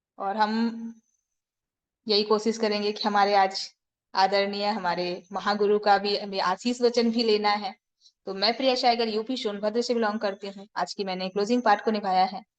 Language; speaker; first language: Hindi; native; Hindi